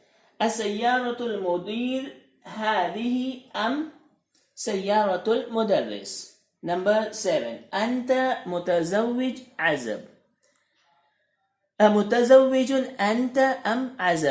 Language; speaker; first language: Arabic; non-native, fluent; Urdu